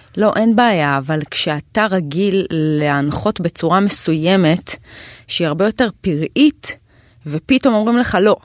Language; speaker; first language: Hebrew; native; Hebrew